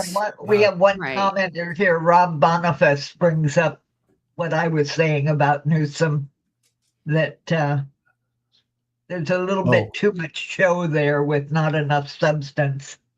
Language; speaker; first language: English; native; English